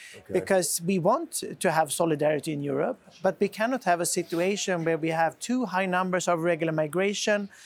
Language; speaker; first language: English; non-native, fluent; Swedish